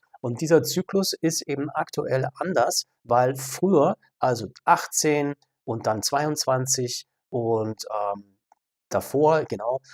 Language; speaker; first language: German; native; German